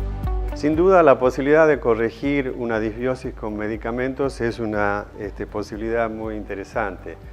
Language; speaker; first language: Spanish; native; Spanish